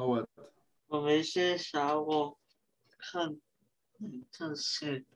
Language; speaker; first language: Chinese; early bilingual, heritage; Chinese